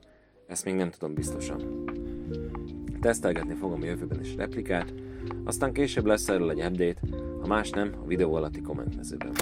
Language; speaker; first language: Hungarian; native; Hungarian